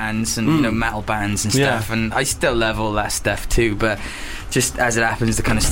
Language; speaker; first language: English; native; English